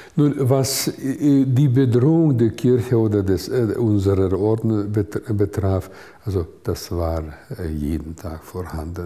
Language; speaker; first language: German; non-native, fluent; Hungarian